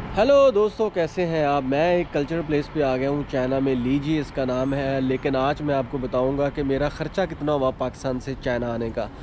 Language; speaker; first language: Urdu; non-native, local second language; Punjabi